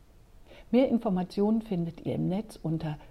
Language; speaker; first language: German; native; German